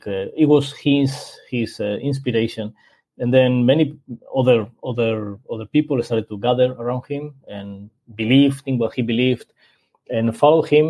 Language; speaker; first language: English; non-native, fluent; Spanish